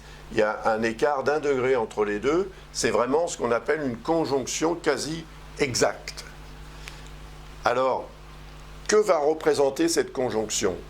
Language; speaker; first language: French; native; French